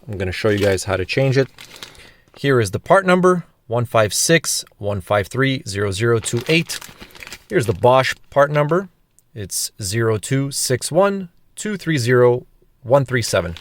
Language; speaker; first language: English; native; English